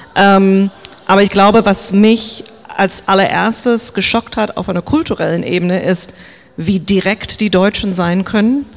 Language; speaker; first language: German; non-native, fluent; English